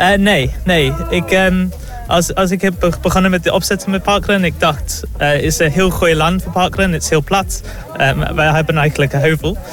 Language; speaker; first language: Dutch; non-native, learner; English